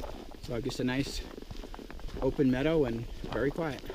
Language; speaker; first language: English; native; English